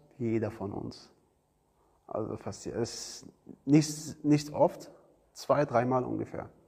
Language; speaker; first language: German; non-native, learner; Arabic